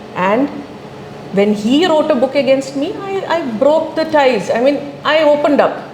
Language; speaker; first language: English; non-native, local second language; Malayalam